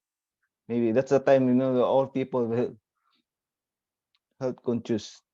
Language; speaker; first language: English; non-native, learner; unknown